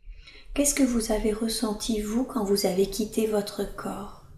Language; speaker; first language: French; native; French